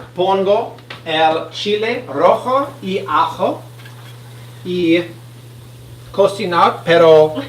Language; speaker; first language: Spanish; non-native, learner; English